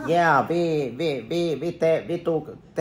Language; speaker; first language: English; non-native, fluent; Finnish